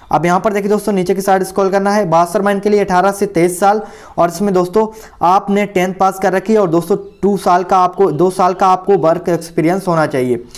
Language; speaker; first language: Hindi; native; Hindi